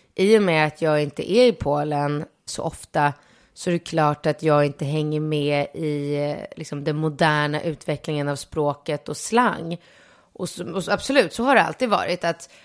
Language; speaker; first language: Swedish; early bilingual, other home language; Polish